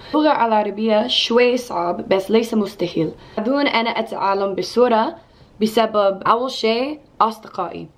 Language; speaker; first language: Arabic; non-native, learner; English